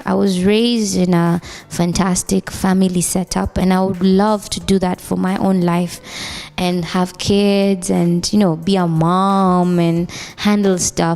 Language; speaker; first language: English; non-native, local second language; Swahili